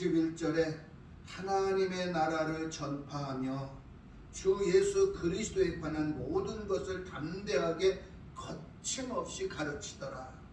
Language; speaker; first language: Korean; native; Korean